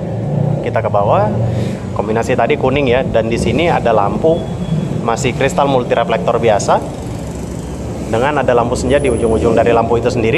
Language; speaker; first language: Indonesian; native; Indonesian